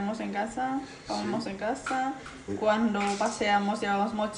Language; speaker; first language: Spanish; non-native, learner; Indonesian